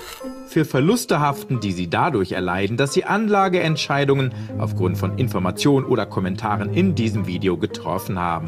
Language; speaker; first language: German; native; German